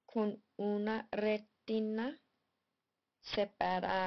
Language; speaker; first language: Spanish; non-native, fluent; English